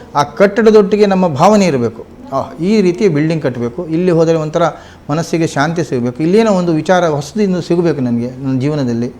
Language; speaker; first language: Kannada; non-native, local second language; Konkani